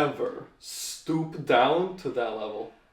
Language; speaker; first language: English; native; English